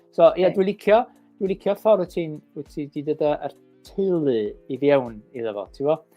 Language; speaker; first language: Welsh; native; Welsh